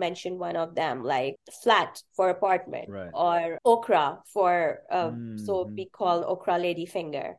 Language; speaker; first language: English; non-native, local second language; Urdu